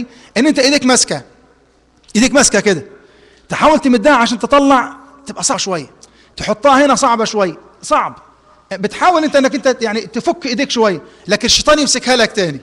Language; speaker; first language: Arabic; native; Arabic